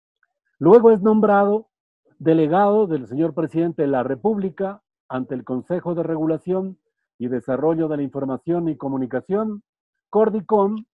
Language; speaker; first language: Spanish; native; Spanish